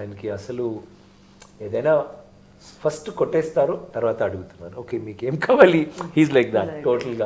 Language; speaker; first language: Telugu; non-native, learner; Tamil